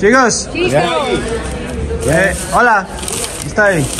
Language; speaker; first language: Spanish; non-native, learner; Filipino